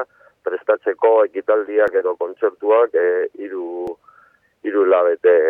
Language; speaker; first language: Basque; non-native, local second language; Spanish